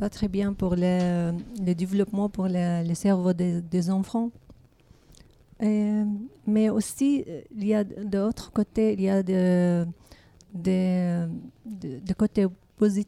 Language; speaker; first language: French; non-native, learner; Arabic